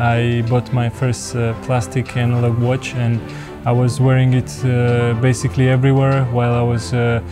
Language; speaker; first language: English; non-native, fluent; Georgian